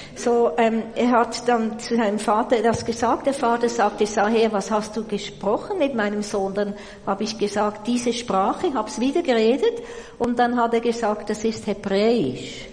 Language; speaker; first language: German; native; German